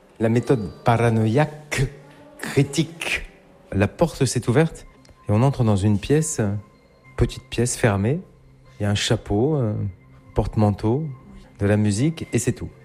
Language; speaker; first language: French; native; French